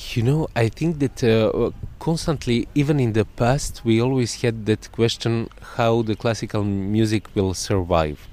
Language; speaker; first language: English; non-native, fluent; Serbian